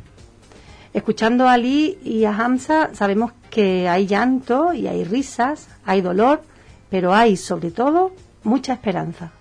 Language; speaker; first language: Spanish; native; Spanish